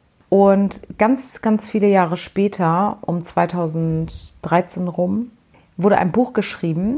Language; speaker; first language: German; native; German